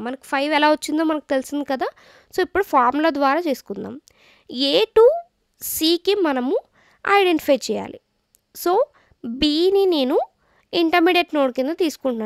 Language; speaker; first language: Telugu; native; Telugu